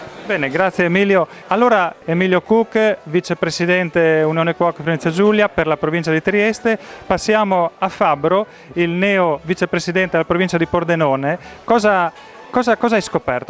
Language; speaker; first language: Italian; native; Italian